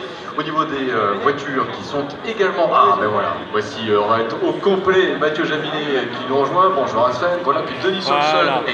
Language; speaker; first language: French; native; French